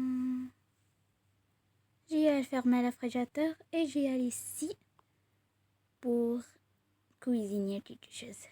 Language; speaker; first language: French; non-native, learner; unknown